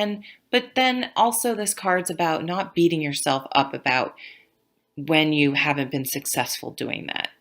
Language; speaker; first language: English; native; English